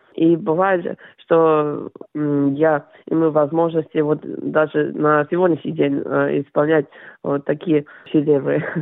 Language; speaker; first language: Russian; non-native, fluent; English